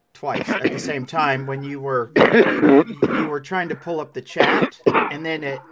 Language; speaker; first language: English; native; English